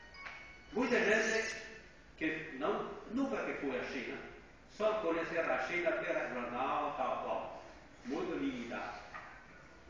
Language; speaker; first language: Portuguese; non-native, fluent; Chinese